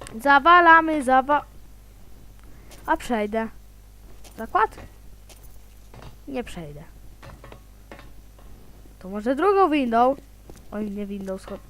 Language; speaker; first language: Polish; native; Polish